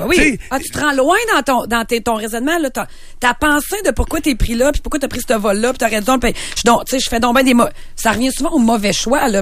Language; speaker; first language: French; native; French